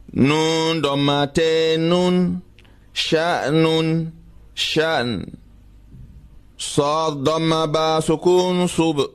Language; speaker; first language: Arabic; non-native, fluent; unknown